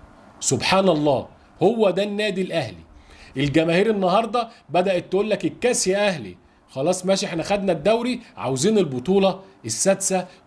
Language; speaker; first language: Arabic; native; Arabic